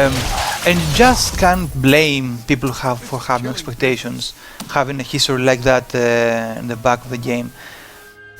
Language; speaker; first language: English; non-native, fluent; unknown